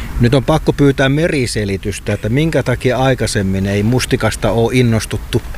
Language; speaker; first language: Finnish; native; Finnish